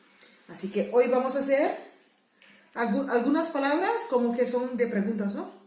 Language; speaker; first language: Spanish; non-native, fluent; Papiamento